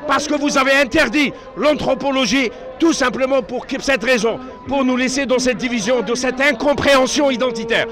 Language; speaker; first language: French; non-native, local second language; Arabic